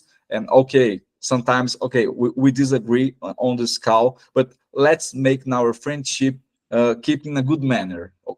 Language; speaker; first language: English; non-native, fluent; Portuguese